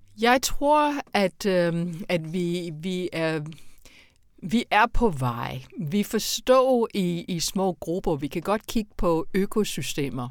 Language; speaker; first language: Danish; non-native, fluent; English